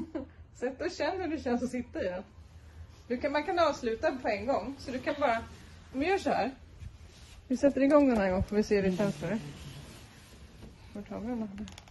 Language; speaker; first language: Swedish; native; Swedish